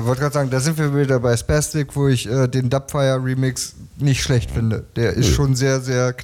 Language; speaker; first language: German; native; German